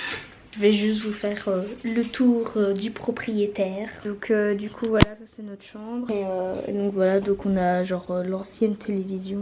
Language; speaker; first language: French; native; French